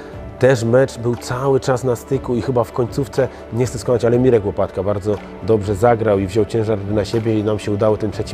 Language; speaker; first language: Polish; native; Polish